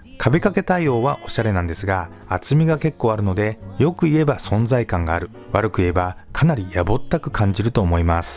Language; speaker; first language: Japanese; native; Japanese